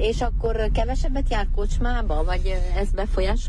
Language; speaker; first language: Hungarian; native; Hungarian